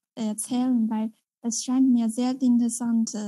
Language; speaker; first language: German; non-native, learner; Chinese